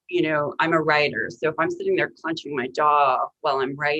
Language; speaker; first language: English; native; English